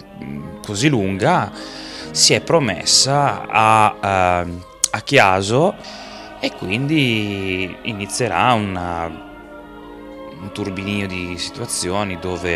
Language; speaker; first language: Italian; native; Italian